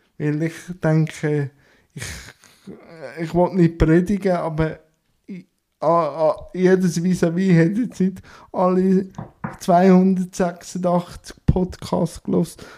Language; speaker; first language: German; native; German